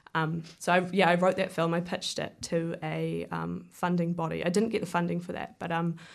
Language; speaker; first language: English; native; English